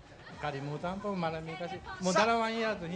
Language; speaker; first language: Filipino; non-native, learner; Japanese